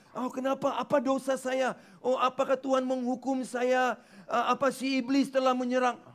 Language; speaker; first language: Malay; non-native, local second language; Tamil